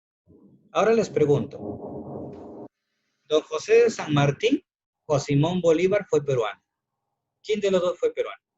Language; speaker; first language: Spanish; native; Spanish